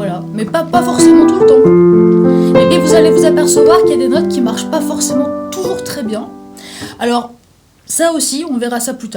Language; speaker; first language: French; native; French